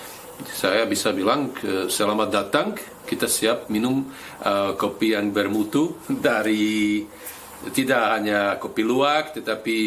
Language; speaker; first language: Indonesian; non-native, fluent; Slovak